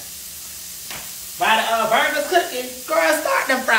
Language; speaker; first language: English; native; English